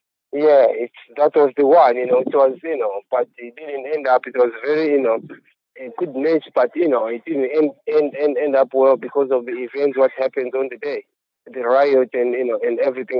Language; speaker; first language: English; non-native, local second language; Shona